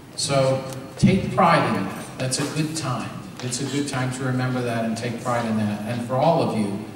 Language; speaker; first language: English; native; English